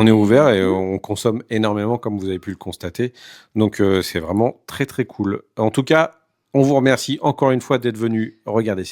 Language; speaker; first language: French; native; French